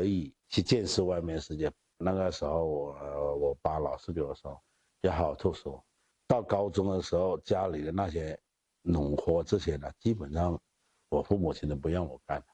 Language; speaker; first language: Chinese; native; Chinese